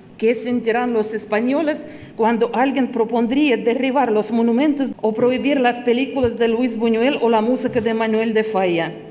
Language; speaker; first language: Spanish; non-native, fluent; Russian